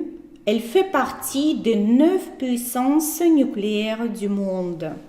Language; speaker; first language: French; non-native, fluent; Russian